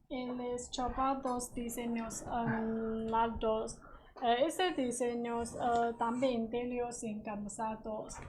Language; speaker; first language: Spanish; non-native, learner; Chinese